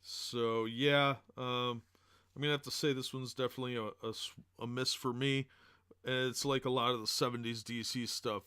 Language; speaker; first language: English; native; English